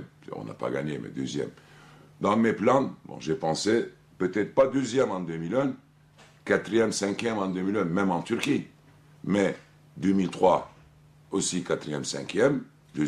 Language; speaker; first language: French; non-native, fluent; Turkish